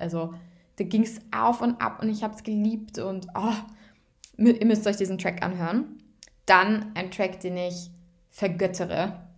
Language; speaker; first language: German; native; German